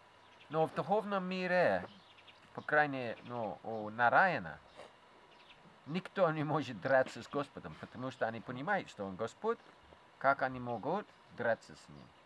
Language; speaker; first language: Russian; non-native, fluent; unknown